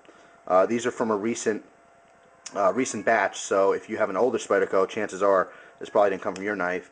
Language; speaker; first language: English; native; English